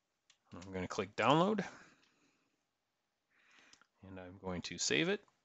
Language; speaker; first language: English; native; English